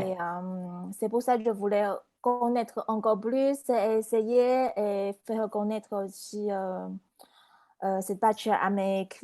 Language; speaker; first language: French; non-native, fluent; Chinese